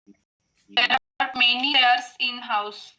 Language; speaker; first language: English; non-native, learner; Marathi